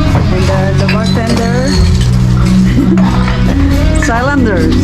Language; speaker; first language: English; non-native, local second language; Filipino